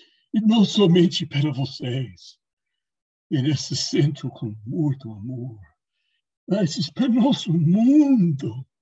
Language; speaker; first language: Portuguese; non-native, learner; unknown